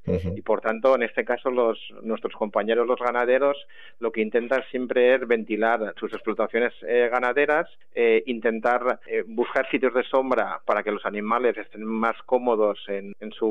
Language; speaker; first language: Spanish; native; Spanish